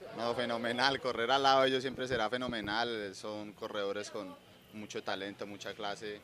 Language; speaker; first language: Spanish; native; Spanish